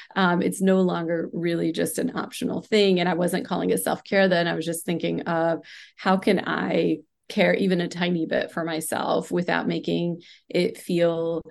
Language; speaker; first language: English; non-native, local second language; Hindi